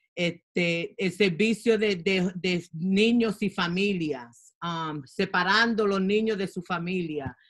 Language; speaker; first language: Spanish; early bilingual, heritage; Spanish